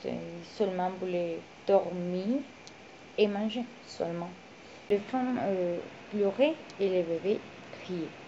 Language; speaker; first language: French; non-native, learner; Spanish